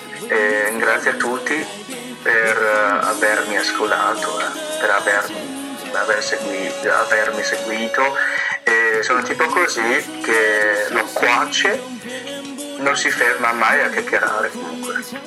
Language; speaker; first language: Italian; non-native, fluent; Chinese